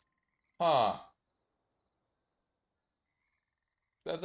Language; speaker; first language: English; native; English